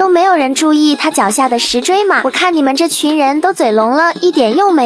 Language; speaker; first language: Chinese; native; Chinese